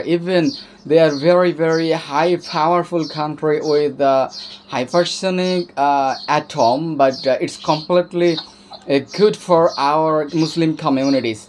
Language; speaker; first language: English; non-native, learner; Bangla